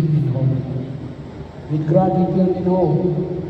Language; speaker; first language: English; non-native, local second language; Filipino